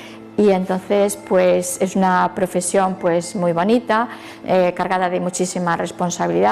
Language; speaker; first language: Spanish; native; Spanish